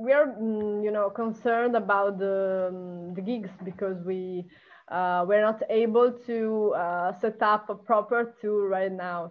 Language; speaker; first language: English; non-native, fluent; Italian